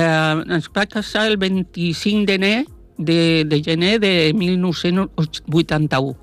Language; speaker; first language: Catalan; non-native, local second language; Spanish